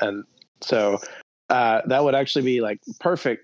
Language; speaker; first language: English; native; English